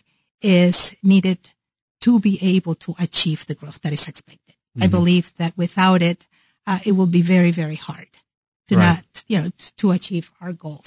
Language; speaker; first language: English; non-native, fluent; Spanish